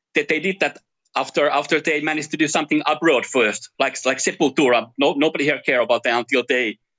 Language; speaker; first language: English; non-native, fluent; Finnish